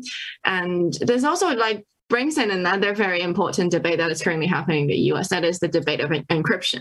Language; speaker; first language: English; non-native, local second language; Cantonese